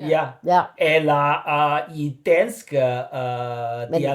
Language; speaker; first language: Danish; non-native, learner; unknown